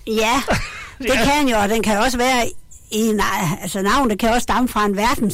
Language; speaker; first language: Danish; native; Danish